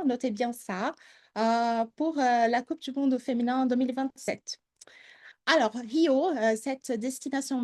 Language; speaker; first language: French; non-native, fluent; Portuguese